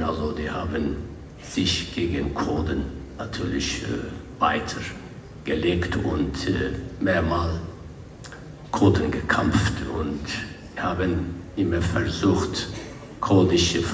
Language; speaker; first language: German; non-native, learner; Kurdish